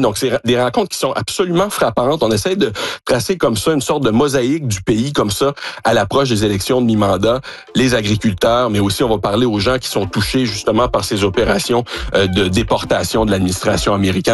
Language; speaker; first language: French; native; French